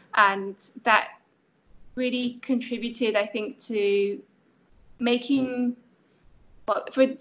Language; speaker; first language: English; non-native, fluent; French